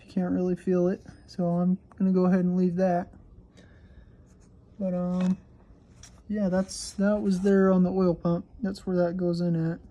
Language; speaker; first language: English; native; English